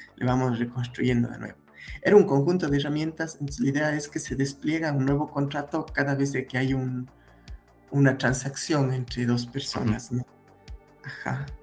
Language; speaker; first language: Spanish; native; Spanish